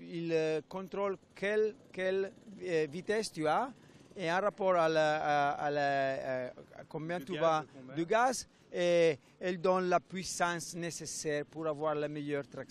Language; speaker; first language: French; non-native, fluent; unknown